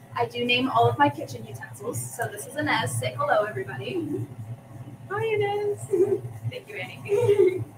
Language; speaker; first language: English; native; English